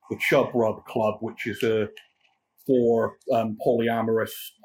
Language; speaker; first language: English; native; English